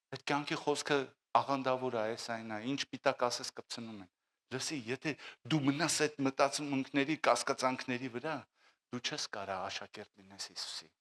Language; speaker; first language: Armenian; native; Armenian